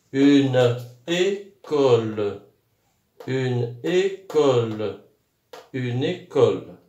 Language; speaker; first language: French; non-native, local second language; Arabic